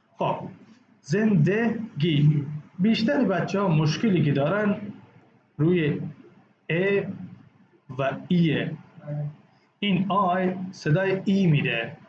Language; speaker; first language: Persian; non-native, local second language; Baluchi